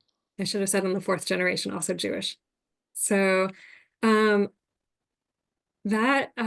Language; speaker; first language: English; native; English